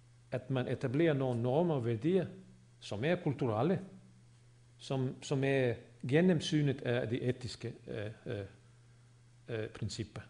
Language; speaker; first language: Swedish; non-native, fluent; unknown